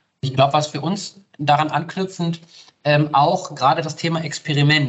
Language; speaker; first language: German; native; German